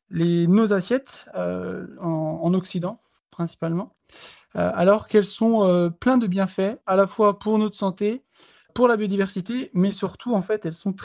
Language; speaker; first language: French; native; French